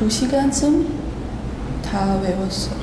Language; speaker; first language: Korean; non-native, learner; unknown